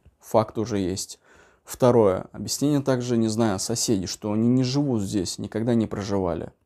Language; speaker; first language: Russian; non-native, local second language; Uzbek